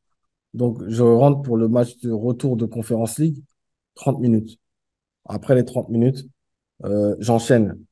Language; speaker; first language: French; native; French